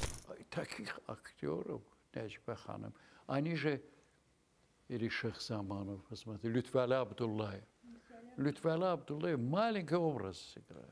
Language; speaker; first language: Russian; non-native, local second language; Azerbaijani